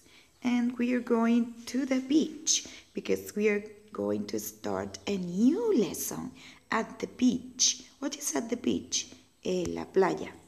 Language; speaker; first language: English; non-native, learner; Spanish